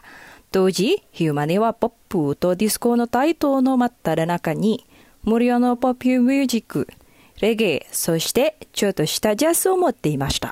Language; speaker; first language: Japanese; non-native, fluent; Indonesian